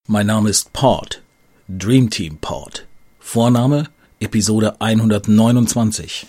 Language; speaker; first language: German; native; German